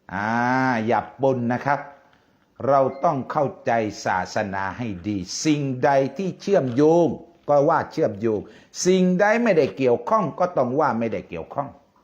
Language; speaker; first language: Thai; non-native, local second language; Malay